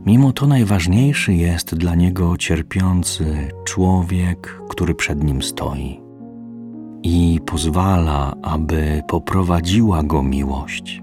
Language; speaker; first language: Polish; native; Polish